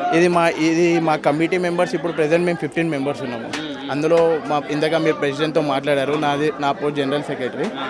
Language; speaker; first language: Telugu; non-native, local second language; Nepali